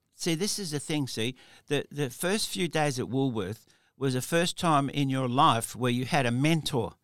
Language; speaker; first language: English; early bilingual, other home language; Italian